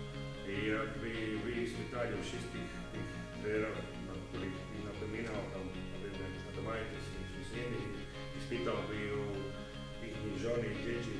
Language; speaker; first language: Polish; non-native, learner; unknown